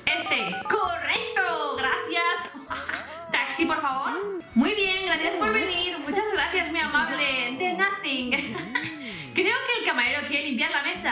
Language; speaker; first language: Spanish; native; Spanish